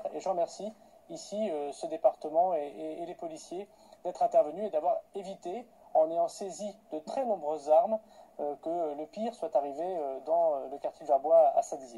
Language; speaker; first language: French; native; French